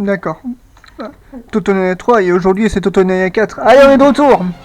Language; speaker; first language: French; native; French